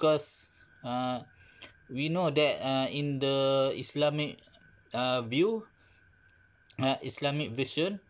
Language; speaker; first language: English; non-native, learner; Malay